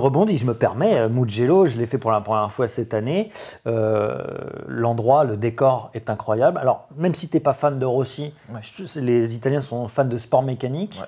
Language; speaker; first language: French; native; French